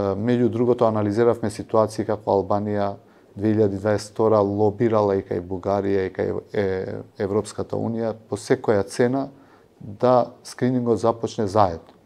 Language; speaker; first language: Macedonian; non-native, local second language; Albanian